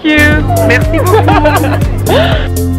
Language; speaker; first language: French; non-native, learner; Greek